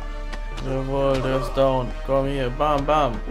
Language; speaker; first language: German; native; German